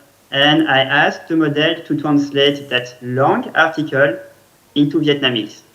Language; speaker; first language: English; non-native, fluent; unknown